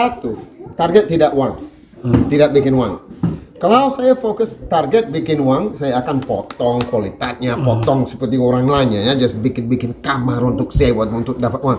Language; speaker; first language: Indonesian; non-native, fluent; English